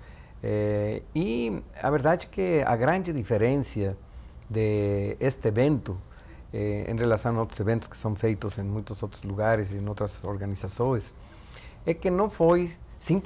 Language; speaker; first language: Portuguese; non-native, fluent; Spanish